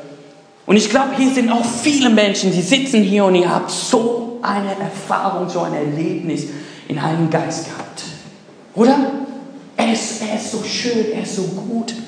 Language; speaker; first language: German; non-native, fluent; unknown